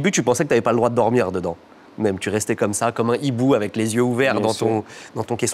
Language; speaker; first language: French; native; French